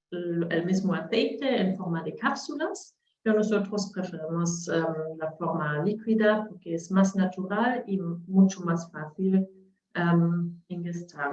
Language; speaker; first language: Spanish; non-native, learner; German